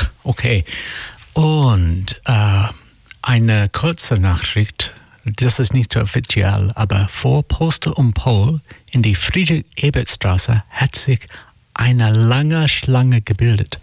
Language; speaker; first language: German; non-native, learner; English